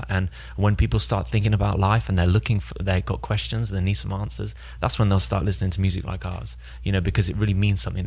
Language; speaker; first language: English; native; English